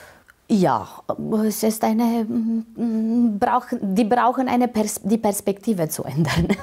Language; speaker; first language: German; non-native, fluent; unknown